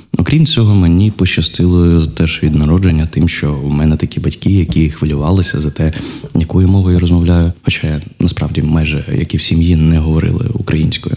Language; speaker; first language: Ukrainian; non-native, local second language; Russian